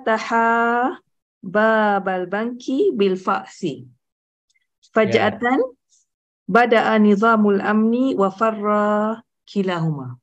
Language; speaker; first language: Arabic; non-native, learner; Malay